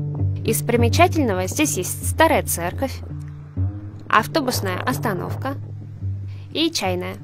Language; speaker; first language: Russian; native; Russian